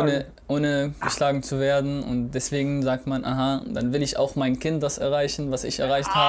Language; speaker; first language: German; non-native, fluent; Arabic